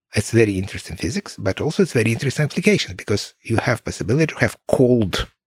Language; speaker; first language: English; non-native, fluent; Ukrainian